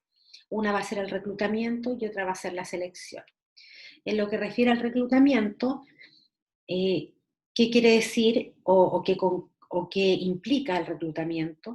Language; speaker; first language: Spanish; native; Spanish